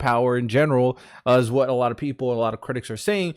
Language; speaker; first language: English; native; English